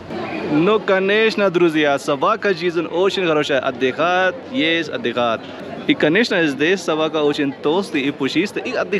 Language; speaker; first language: Russian; non-native, learner; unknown